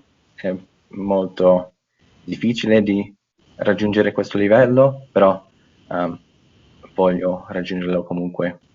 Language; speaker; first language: Italian; non-native, fluent; English